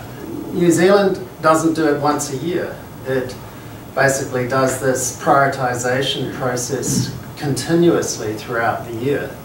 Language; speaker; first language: English; native; English